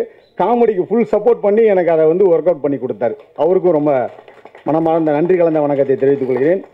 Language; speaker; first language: Tamil; native; Tamil